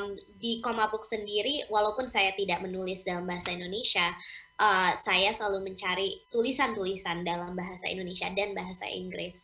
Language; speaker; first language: Indonesian; early bilingual, heritage; English